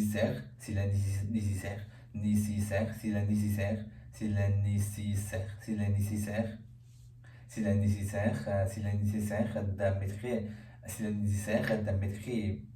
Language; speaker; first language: French; non-native, learner; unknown